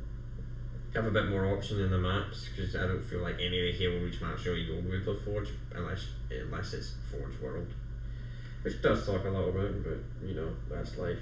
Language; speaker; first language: English; native; English